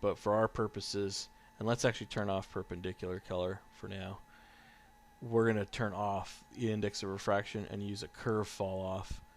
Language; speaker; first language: English; native; English